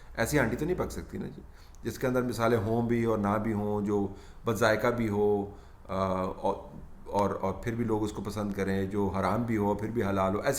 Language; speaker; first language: Urdu; native; Urdu